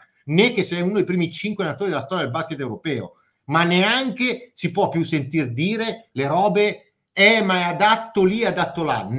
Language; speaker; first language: Italian; native; Italian